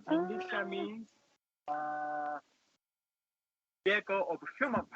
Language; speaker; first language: English; non-native, learner; Japanese